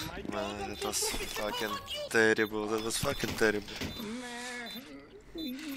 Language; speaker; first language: English; non-native, fluent; Russian